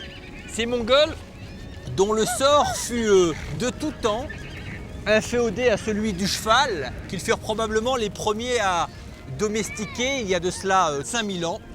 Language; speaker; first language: French; native; French